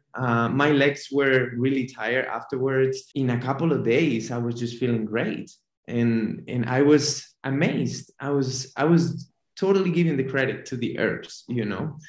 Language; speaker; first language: English; non-native, fluent; Spanish